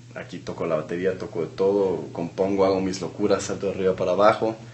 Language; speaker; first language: Spanish; native; Spanish